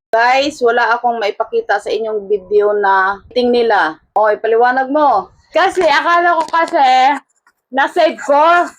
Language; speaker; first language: Filipino; non-native, local second language; Cebuano